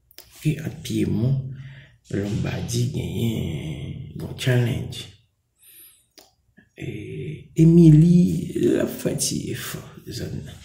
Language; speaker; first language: French; non-native, local second language; Haitian Creole